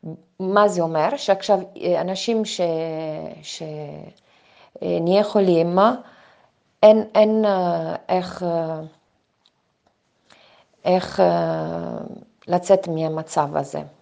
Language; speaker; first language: Hebrew; non-native, fluent; Italian